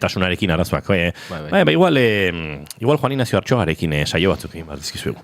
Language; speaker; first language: Basque; native; Basque